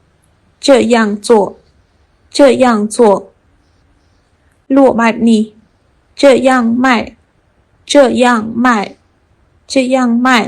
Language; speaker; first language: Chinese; non-native, learner; Khmer